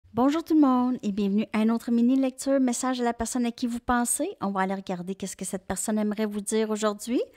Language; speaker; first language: French; native; French